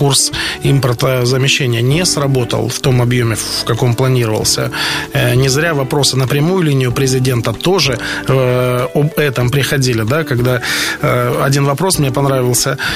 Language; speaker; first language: Russian; native; Russian